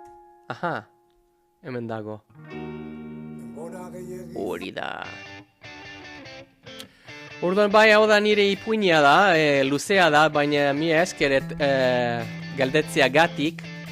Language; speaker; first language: Basque; non-native, learner; English